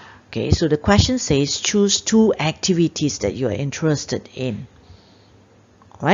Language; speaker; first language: English; non-native, local second language; Chinese